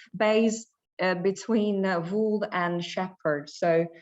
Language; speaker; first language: English; non-native, fluent; Italian